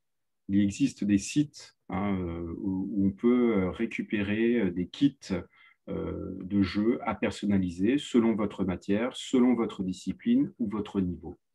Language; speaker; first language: French; native; French